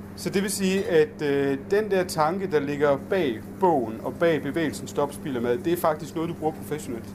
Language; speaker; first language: Danish; native; Danish